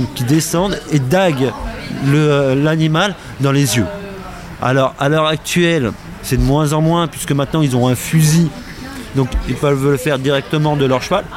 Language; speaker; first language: French; native; French